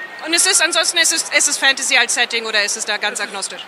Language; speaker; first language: German; native; German